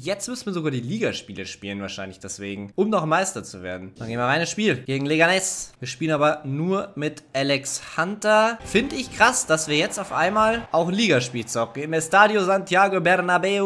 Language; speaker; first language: German; native; German